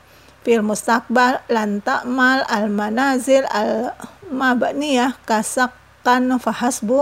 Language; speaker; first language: Arabic; non-native, fluent; Indonesian